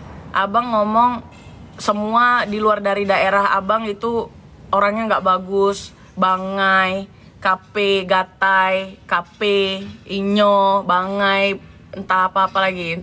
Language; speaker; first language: Indonesian; native; Indonesian